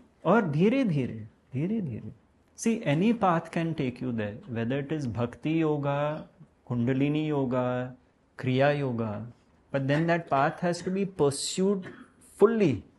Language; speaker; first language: Hindi; non-native, learner; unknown